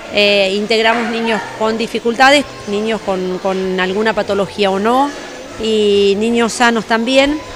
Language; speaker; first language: Spanish; native; Spanish